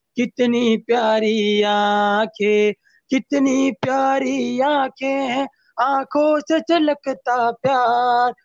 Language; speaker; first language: Hindi; native; Hindi